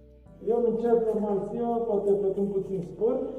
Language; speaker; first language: Romanian; native; Romanian